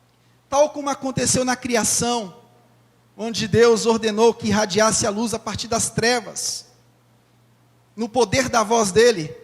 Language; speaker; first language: Portuguese; native; Portuguese